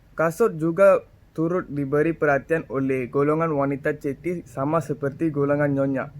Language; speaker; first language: Malay; non-native, local second language; Tamil